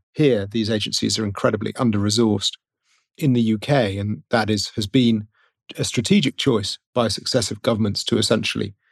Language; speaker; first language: English; native; English